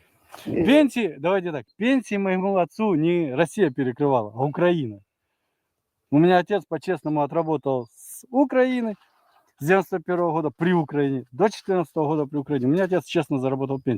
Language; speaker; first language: Russian; native; Russian